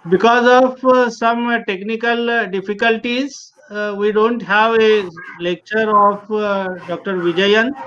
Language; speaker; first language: English; non-native, local second language; Hindi